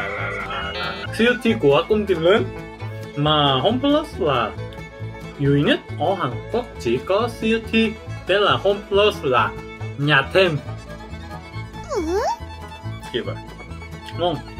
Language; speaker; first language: Vietnamese; non-native, learner; Korean